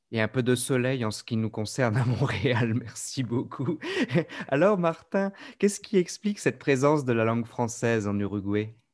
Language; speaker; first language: French; native; French